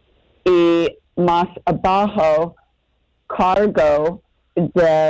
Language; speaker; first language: Spanish; non-native, learner; English